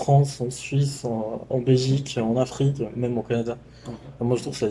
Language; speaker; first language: French; non-native, fluent; Spanish